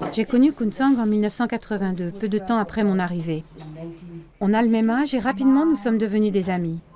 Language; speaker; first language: French; native; French